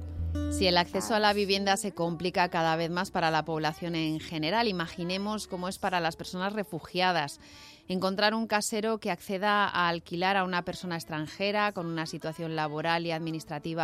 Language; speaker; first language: Spanish; native; Spanish